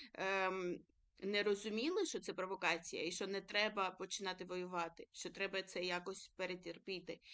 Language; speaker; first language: Ukrainian; early bilingual, other home language; Georgian